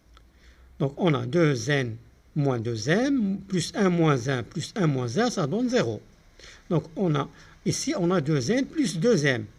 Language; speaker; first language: French; non-native, local second language; Arabic